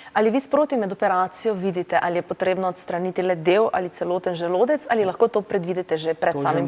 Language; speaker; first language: Slovenian; native; Slovenian